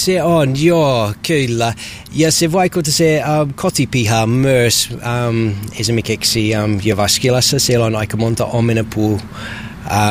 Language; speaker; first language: Finnish; non-native, learner; English